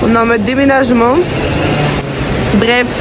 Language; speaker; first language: French; native; French